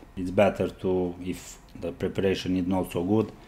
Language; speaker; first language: English; non-native, learner; Romanian